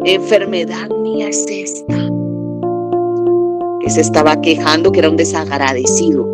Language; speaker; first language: Spanish; native; Spanish